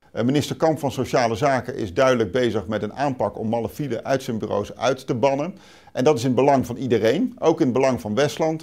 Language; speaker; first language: Dutch; native; Dutch